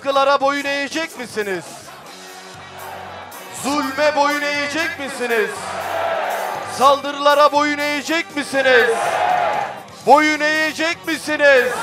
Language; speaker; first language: Turkish; native; Turkish